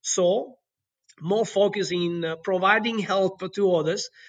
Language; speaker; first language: English; non-native, fluent; Italian